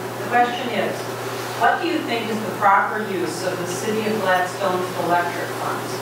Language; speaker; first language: English; native; English